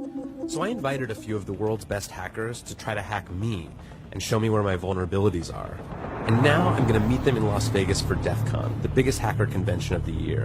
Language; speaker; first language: English; native; English